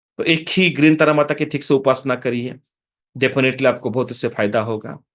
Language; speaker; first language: Hindi; non-native, local second language; Marathi